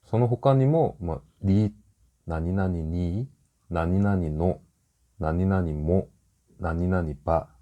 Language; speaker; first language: Japanese; non-native, fluent; Korean